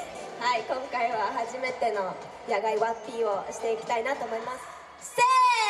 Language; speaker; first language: Japanese; native; Japanese